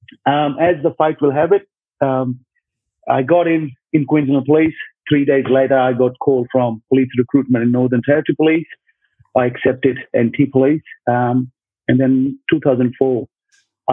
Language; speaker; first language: English; non-native, local second language; Punjabi